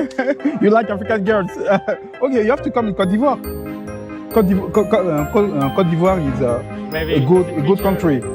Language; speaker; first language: English; non-native, learner; French